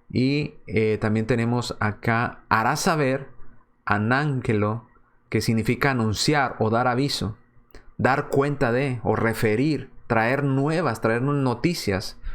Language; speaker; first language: Spanish; native; Spanish